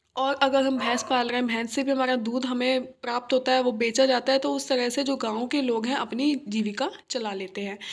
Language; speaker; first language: Hindi; native; Hindi